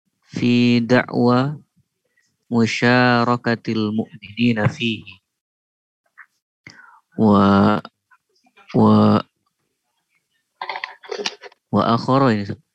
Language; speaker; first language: Arabic; non-native, learner; Indonesian